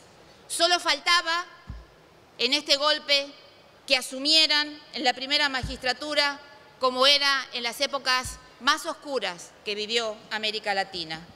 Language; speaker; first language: Spanish; native; Spanish